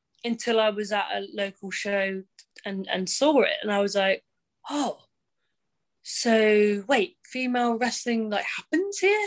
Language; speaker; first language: English; native; English